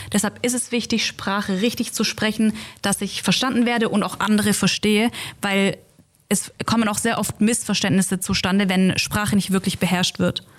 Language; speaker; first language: German; native; German